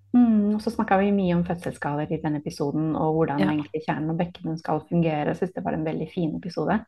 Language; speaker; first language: Norwegian; non-native, fluent; English